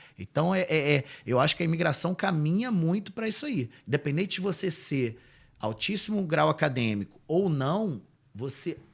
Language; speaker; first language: Portuguese; native; Portuguese